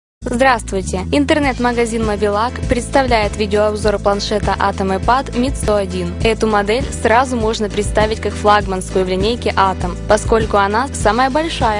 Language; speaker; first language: Russian; native; Russian